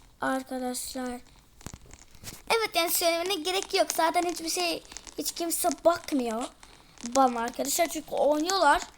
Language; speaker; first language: Turkish; early bilingual, heritage; Turkish